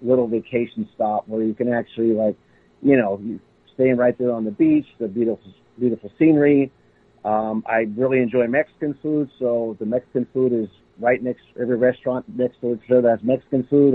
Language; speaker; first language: English; native; English